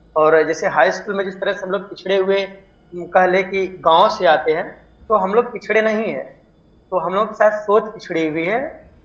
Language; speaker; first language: Hindi; native; Hindi